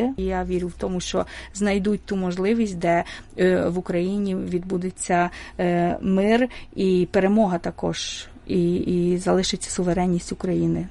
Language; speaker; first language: Ukrainian; early bilingual, heritage; Ukrainian